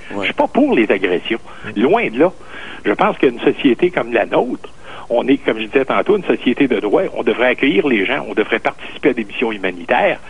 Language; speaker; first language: French; native; French